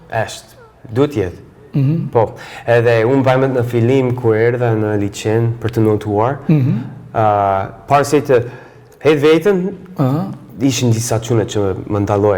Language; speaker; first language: Albanian; non-native, fluent; English